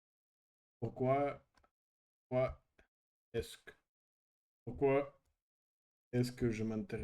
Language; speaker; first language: French; non-native, learner; Russian